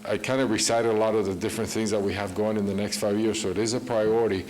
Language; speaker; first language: English; early bilingual, other home language; Spanish